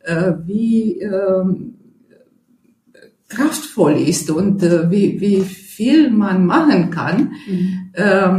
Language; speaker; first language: German; non-native, fluent; Romanian